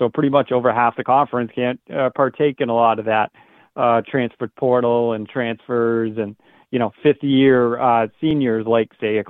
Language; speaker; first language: English; native; English